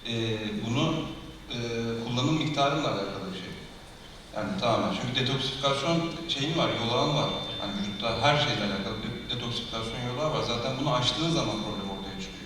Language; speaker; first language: Turkish; native; Turkish